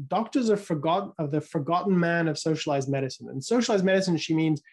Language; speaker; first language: English; native; English